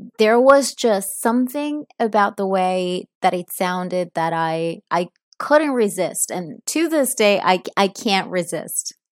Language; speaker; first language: English; non-native, fluent; Italian